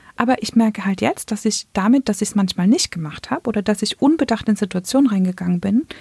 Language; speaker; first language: German; native; German